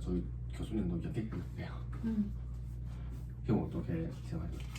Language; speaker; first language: Korean; non-native, learner; Chinese